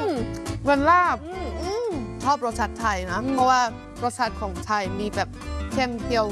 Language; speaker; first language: Thai; non-native, fluent; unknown